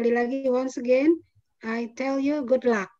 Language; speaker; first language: English; non-native, fluent; Indonesian